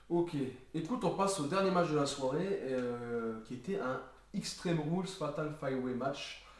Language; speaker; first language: French; native; French